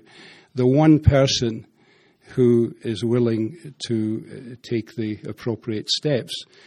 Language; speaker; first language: English; native; English